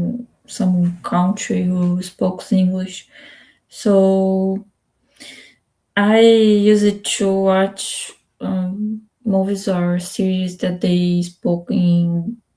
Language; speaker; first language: English; non-native, learner; Spanish